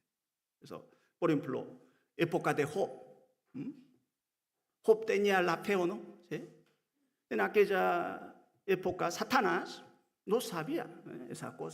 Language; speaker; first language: Spanish; non-native, learner; Korean